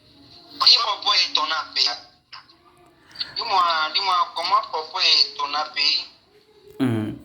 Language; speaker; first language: French; non-native, learner; Swahili